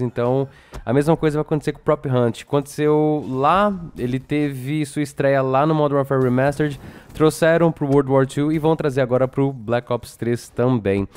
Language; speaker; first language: Portuguese; native; Portuguese